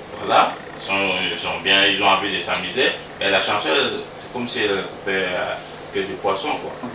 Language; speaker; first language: French; non-native, local second language; Lingala